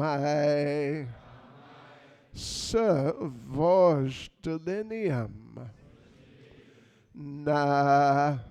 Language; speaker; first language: Russian; non-native, learner; English